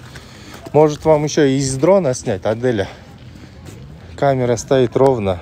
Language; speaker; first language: Russian; non-native, local second language; Kyrgyz